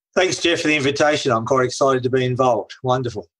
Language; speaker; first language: English; native; English